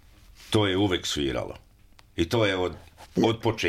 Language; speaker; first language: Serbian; early bilingual, heritage; Serbian